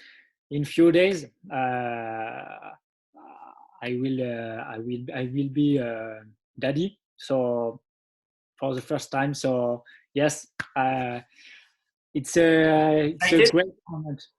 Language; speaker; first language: English; non-native, learner; French